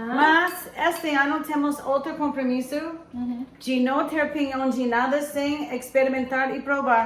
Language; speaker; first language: Portuguese; non-native, fluent; English